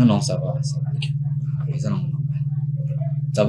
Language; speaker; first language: French; non-native, local second language; Lingala